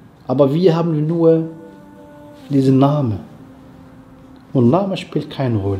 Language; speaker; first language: German; non-native, fluent; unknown